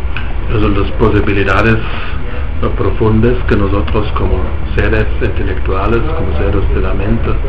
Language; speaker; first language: Spanish; non-native, fluent; German